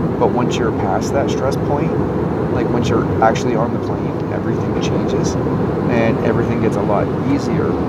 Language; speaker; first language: English; native; English